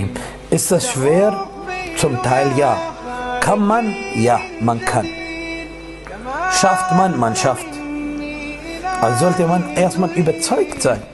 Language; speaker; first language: German; non-native, fluent; Arabic